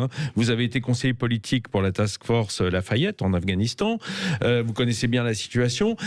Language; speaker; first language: French; native; French